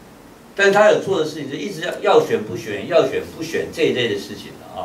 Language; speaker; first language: Chinese; native; Chinese